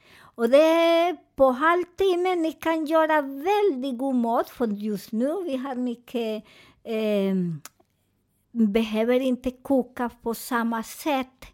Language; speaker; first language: Swedish; non-native, fluent; Spanish